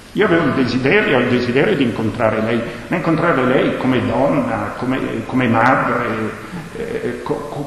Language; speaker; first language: Italian; non-native, local second language; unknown